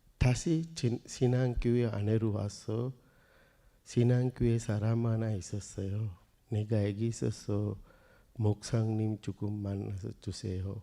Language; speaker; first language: Korean; non-native, learner; Sinhala